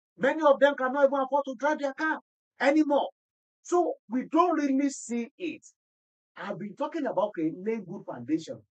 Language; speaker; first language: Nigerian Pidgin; non-native, local second language; Yoruba